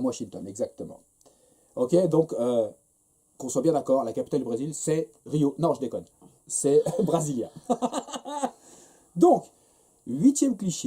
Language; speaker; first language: French; native; French